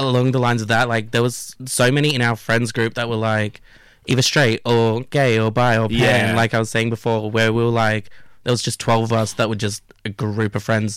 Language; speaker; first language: English; native; English